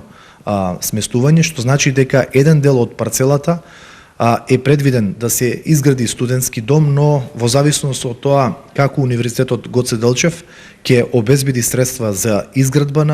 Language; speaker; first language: Macedonian; native; Macedonian